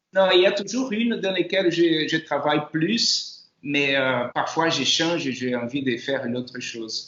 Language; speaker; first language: French; non-native, fluent; Portuguese